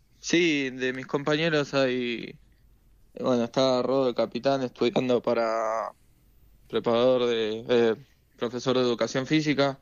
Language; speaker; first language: Spanish; native; Spanish